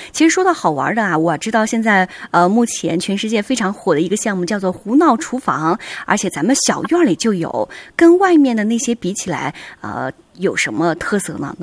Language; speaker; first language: Chinese; native; Chinese